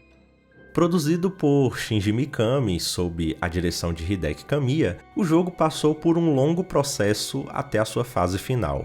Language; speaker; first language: Portuguese; native; Portuguese